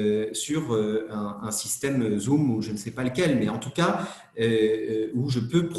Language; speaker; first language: French; native; French